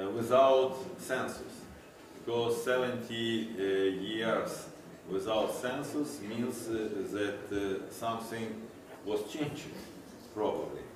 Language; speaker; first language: English; non-native, fluent; Ukrainian